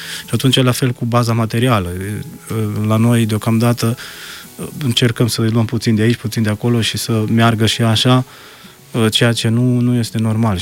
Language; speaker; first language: Romanian; early bilingual, heritage; Romanian